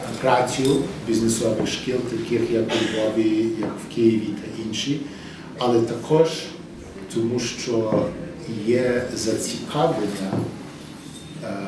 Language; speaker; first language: Ukrainian; early bilingual, heritage; English